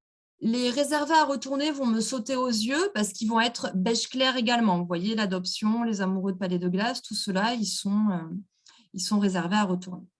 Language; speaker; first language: French; native; French